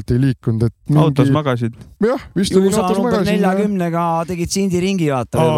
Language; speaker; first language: Estonian; non-native, fluent; German